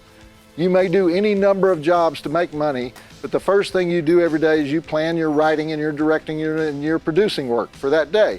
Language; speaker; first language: English; native; English